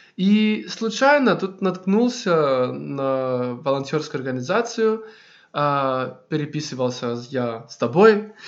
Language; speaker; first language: Russian; non-native, fluent; Greek